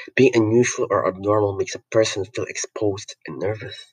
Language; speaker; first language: English; non-native, local second language; Filipino